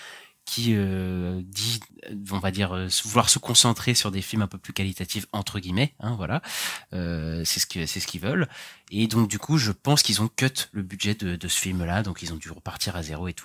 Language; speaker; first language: French; native; French